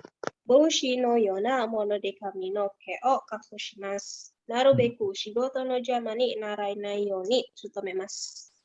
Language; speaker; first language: Japanese; non-native, learner; Indonesian